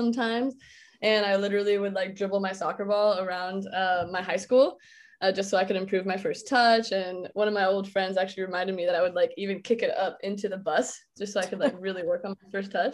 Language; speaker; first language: English; native; English